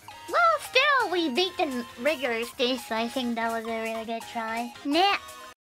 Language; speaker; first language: English; non-native, fluent; Japanese